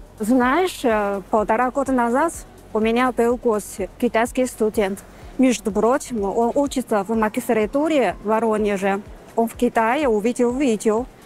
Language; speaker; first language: Russian; non-native, fluent; Chinese